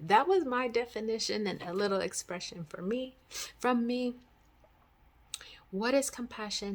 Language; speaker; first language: English; native; English